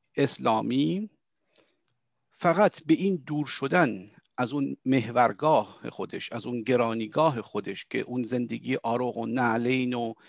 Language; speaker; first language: Persian; native; Persian